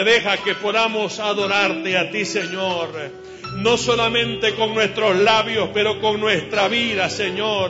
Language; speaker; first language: Spanish; native; Spanish